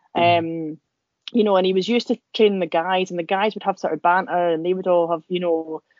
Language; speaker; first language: English; native; English